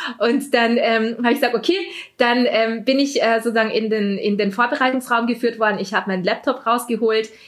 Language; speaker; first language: German; early bilingual, other home language; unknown